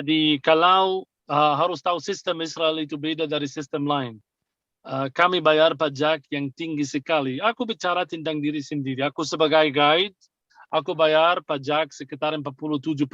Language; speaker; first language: Indonesian; non-native, fluent; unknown